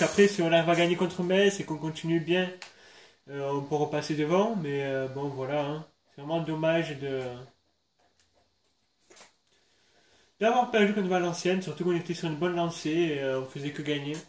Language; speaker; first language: French; native; French